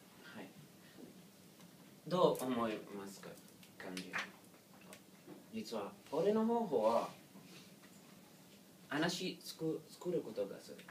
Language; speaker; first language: Japanese; non-native, learner; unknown